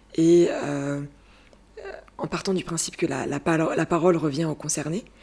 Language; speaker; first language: French; native; French